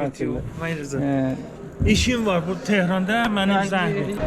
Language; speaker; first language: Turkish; non-native, learner; Persian